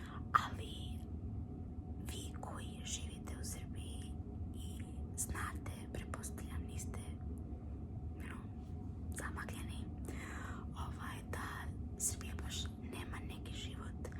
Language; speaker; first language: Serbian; early bilingual, heritage; Serbian